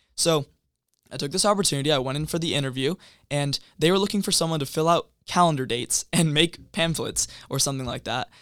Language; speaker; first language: English; native; English